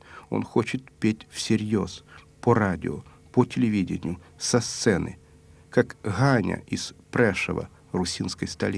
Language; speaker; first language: Russian; native; Russian